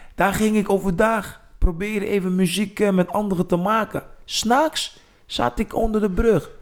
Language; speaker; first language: Dutch; non-native, fluent; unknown